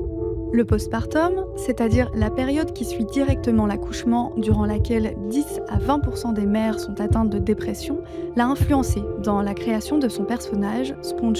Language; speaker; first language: French; native; French